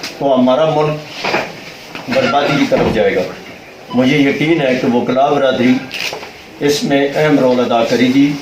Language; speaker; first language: Urdu; non-native, local second language; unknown